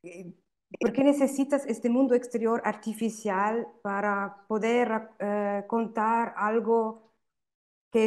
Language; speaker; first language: Spanish; non-native, fluent; German